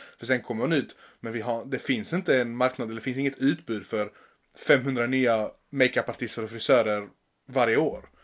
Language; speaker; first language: Swedish; native; Swedish